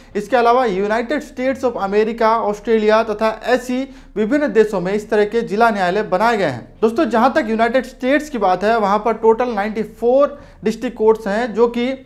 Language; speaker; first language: Hindi; native; Hindi